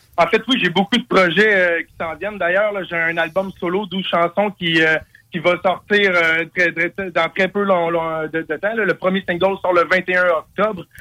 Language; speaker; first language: French; native; French